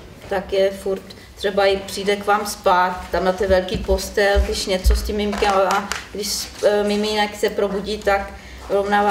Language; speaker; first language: Czech; non-native, learner; German